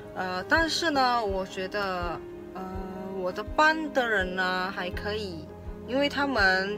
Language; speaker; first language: Chinese; non-native, learner; Indonesian